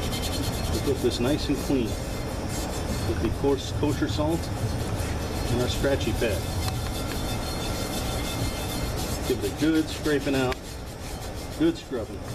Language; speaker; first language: English; native; English